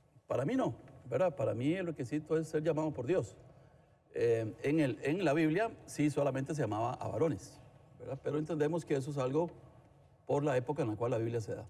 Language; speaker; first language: Spanish; native; Spanish